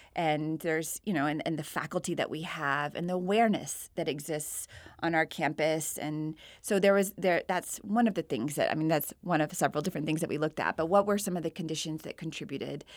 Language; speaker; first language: English; native; English